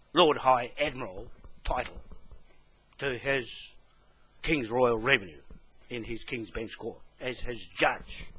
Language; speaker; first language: English; native; English